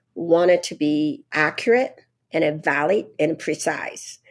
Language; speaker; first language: English; non-native, fluent; Japanese